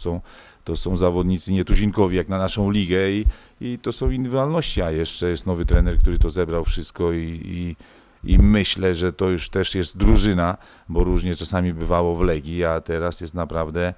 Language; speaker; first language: Polish; native; Polish